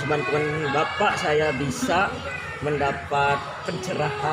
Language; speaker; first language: Indonesian; native; Indonesian